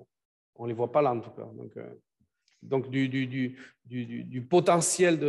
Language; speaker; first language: French; native; French